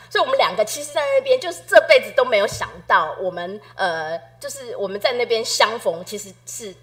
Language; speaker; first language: Chinese; native; Chinese